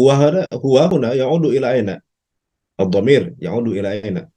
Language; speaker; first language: Arabic; non-native, fluent; Indonesian